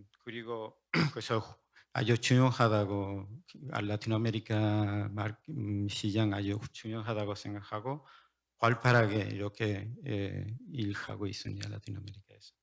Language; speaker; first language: Korean; non-native, learner; Spanish